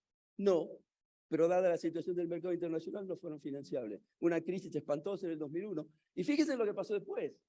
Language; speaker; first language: Spanish; native; Spanish